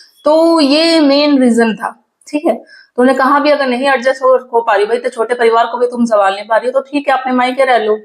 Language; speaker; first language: Hindi; native; Hindi